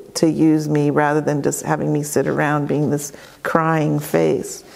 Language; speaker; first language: English; native; English